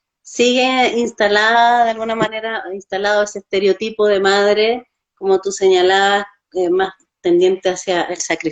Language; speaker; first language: Spanish; native; Spanish